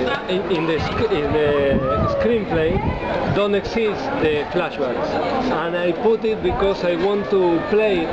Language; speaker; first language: English; non-native, learner; Spanish